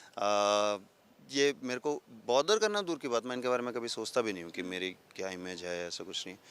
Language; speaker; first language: Hindi; non-native, local second language; Telugu